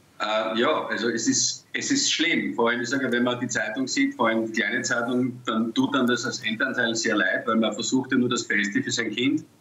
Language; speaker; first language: German; native; German